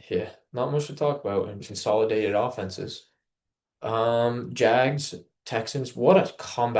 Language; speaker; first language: English; native; English